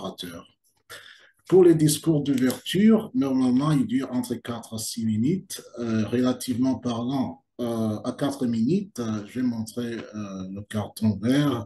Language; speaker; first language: French; non-native, local second language; Kinyarwanda